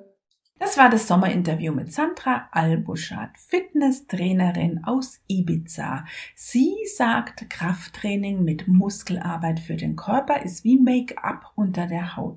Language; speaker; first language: German; native; German